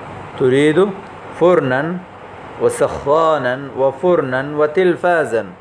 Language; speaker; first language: Arabic; non-native, fluent; Urdu